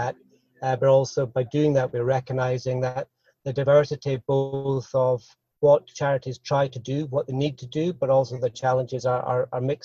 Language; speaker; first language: English; native; English